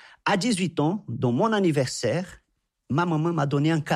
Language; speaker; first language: French; non-native, fluent; Portuguese